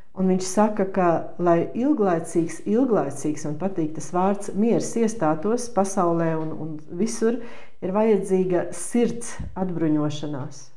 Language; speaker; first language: Latvian; native; Latvian